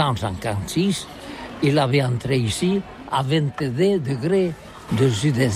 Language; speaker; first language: French; non-native, learner; Catalan